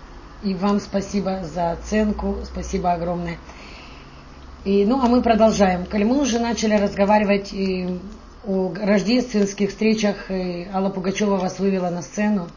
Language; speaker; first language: Russian; native; Russian